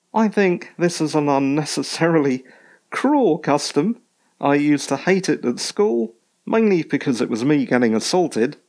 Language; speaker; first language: English; native; English